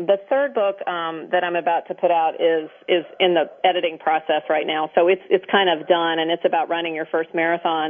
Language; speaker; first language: English; native; English